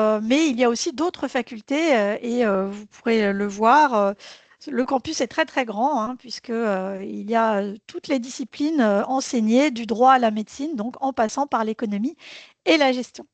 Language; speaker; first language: French; native; French